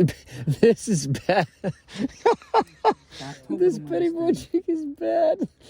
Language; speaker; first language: English; native; English